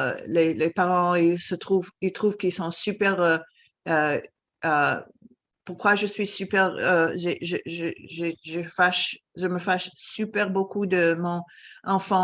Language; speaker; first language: French; non-native, fluent; English